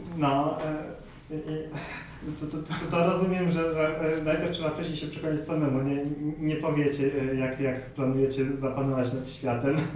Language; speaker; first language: Polish; native; Polish